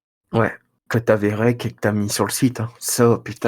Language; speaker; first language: French; native; French